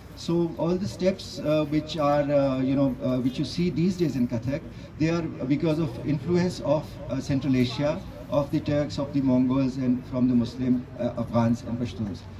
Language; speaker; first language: English; non-native, local second language; Pashto